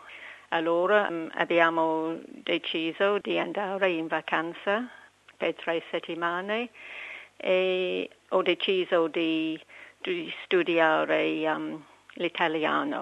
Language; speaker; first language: Italian; non-native, learner; English